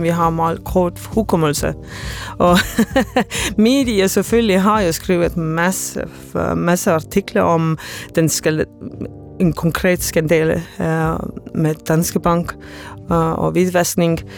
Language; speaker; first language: Danish; non-native, fluent; Estonian